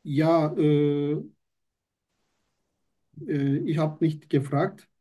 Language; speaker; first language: German; non-native, learner; Turkish